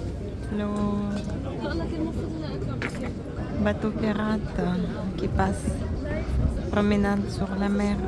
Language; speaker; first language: French; non-native, fluent; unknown